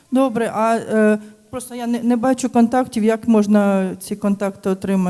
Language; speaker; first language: Ukrainian; native; Ukrainian